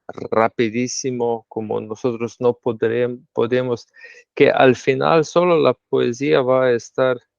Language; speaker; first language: Spanish; non-native, fluent; Slovenian